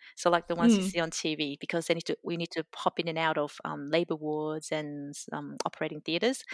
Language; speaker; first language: English; native; English